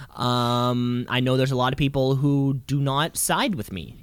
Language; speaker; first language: English; native; English